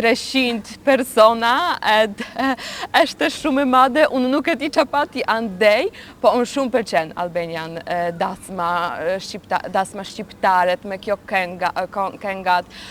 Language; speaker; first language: Albanian; non-native, learner; Polish